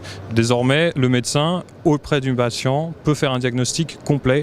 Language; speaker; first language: French; native; French